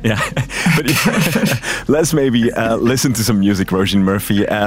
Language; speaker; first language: English; non-native, fluent; Dutch